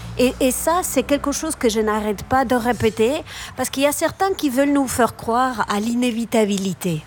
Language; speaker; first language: French; non-native, fluent; Spanish